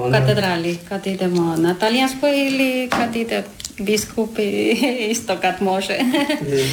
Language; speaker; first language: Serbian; non-native, learner; Spanish